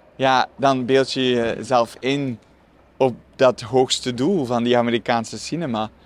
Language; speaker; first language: Dutch; native; Dutch